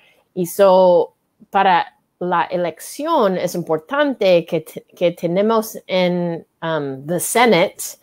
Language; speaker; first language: Spanish; non-native, learner; English